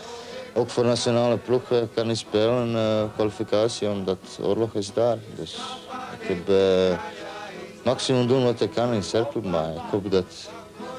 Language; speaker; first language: Dutch; non-native, learner; Croatian